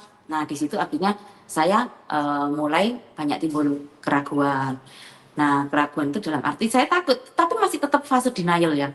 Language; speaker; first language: Indonesian; native; Indonesian